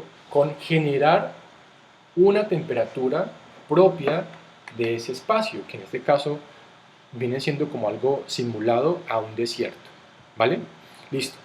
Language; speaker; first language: Spanish; native; Spanish